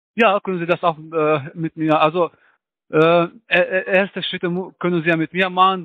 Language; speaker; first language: German; non-native, fluent; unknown